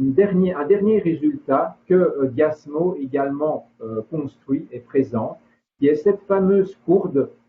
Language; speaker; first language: French; native; French